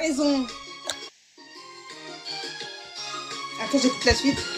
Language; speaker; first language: French; native; French